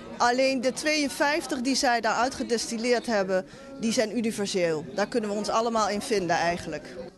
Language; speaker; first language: Dutch; non-native, fluent; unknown